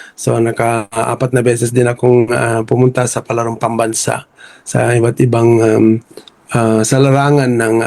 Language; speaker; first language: Filipino; non-native, local second language; Iloko